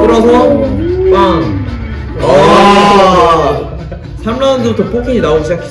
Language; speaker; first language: Korean; native; Korean